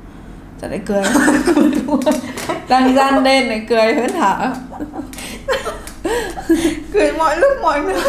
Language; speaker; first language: Japanese; non-native, fluent; Vietnamese